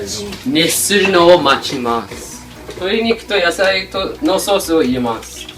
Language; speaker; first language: Japanese; non-native, learner; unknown